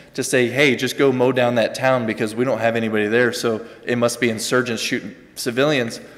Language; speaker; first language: English; native; English